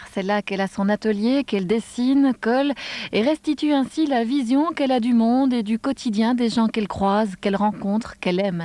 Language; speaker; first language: French; native; French